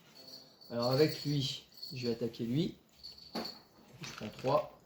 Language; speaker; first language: French; native; French